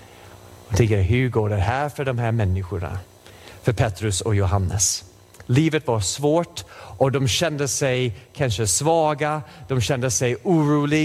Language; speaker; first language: Swedish; non-native, fluent; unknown